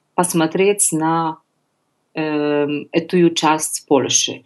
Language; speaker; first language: Russian; non-native, learner; Polish